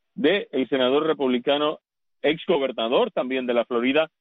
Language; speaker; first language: Spanish; early bilingual, heritage; Spanish